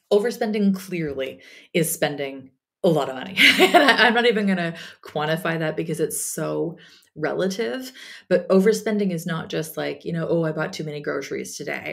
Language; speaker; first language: English; native; English